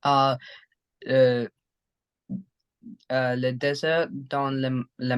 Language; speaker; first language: French; non-native, learner; English